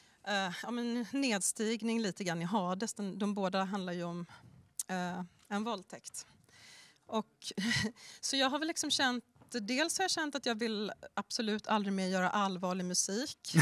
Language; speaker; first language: Swedish; native; Swedish